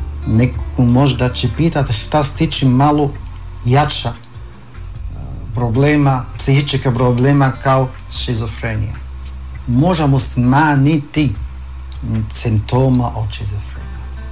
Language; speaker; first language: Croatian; non-native, fluent; Arabic